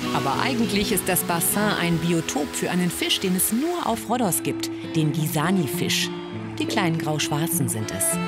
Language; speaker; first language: German; native; German